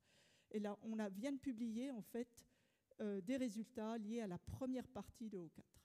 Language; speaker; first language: French; native; French